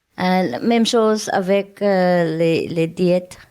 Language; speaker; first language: French; non-native, learner; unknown